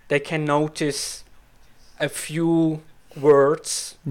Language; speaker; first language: English; non-native, fluent; Swiss German